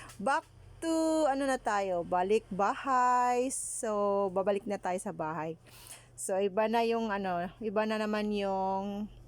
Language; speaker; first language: Filipino; native; Filipino